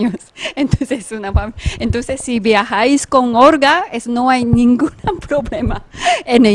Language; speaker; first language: Spanish; non-native, fluent; Japanese